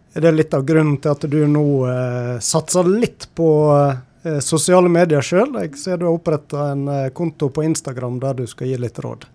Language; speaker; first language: Norwegian; native; Norwegian